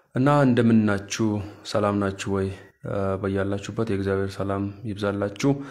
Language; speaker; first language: Amharic; non-native, local second language; Hadiyya